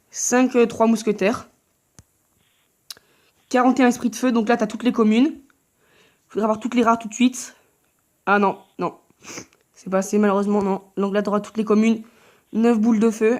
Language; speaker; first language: French; native; French